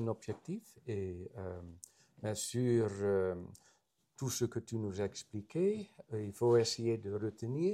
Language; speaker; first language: French; non-native, fluent; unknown